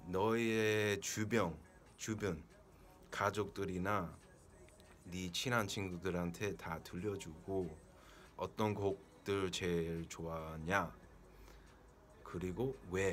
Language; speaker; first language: Korean; early bilingual, heritage; Korean